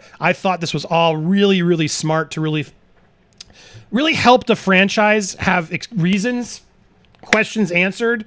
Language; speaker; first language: English; native; English